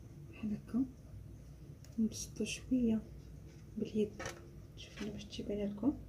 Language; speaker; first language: Arabic; native; Arabic